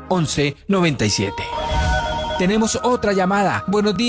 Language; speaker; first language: Spanish; native; Spanish